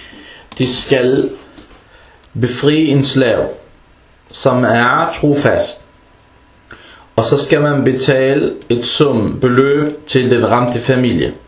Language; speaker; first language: Danish; early bilingual, other home language; Arabic